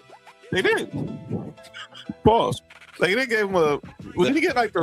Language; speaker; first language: English; native; English